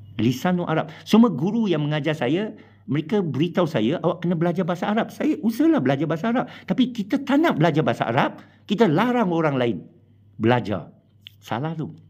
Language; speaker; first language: Malay; non-native, local second language; Chinese